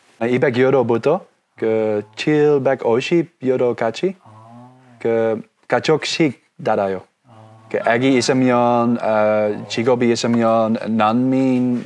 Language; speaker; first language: Korean; non-native, learner; Dutch